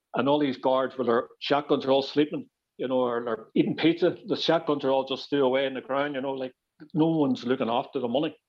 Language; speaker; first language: English; native; English